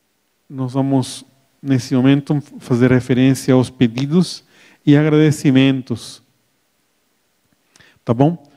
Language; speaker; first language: Portuguese; native; Portuguese